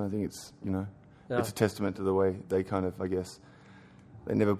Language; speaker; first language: English; native; English